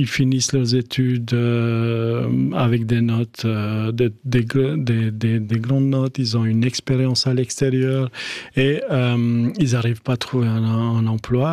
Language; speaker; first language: French; non-native, fluent; Albanian